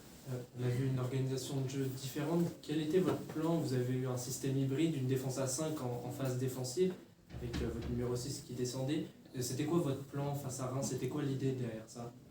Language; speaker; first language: French; native; French